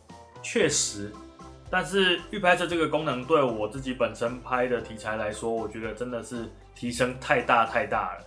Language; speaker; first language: Chinese; native; Chinese